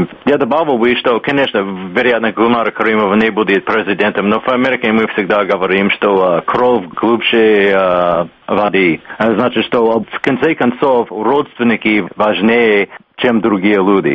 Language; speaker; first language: Russian; non-native, fluent; English